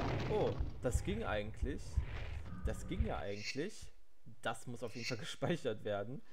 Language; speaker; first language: German; native; German